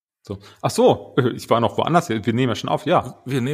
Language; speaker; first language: German; native; German